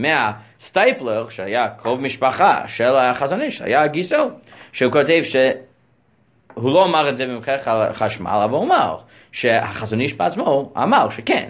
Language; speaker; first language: Hebrew; non-native, fluent; English